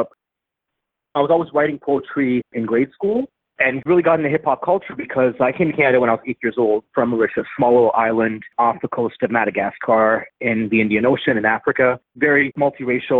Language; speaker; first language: English; native; English